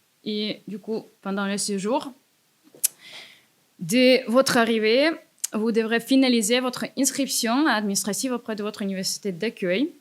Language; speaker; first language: French; non-native, fluent; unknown